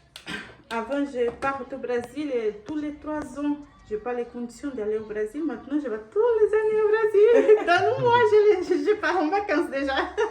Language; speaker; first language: French; non-native, learner; Portuguese